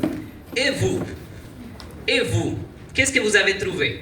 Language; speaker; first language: French; non-native, fluent; Spanish